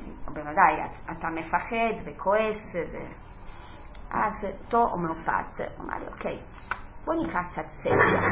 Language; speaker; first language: Hebrew; non-native, fluent; Italian